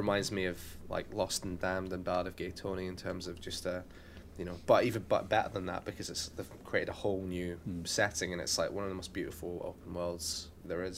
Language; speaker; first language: English; native; English